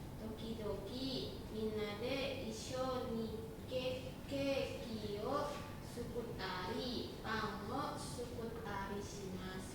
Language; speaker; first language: Japanese; non-native, learner; Indonesian